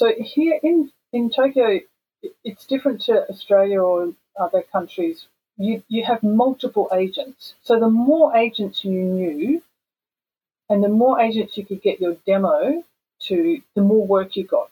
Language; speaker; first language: English; native; English